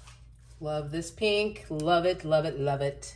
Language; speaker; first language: English; native; English